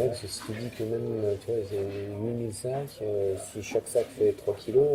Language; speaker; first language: French; native; French